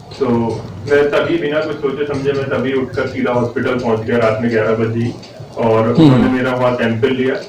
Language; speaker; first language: Hindi; native; Hindi